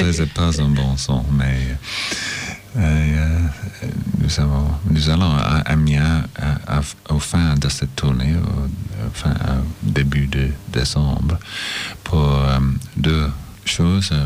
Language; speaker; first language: French; non-native, learner; English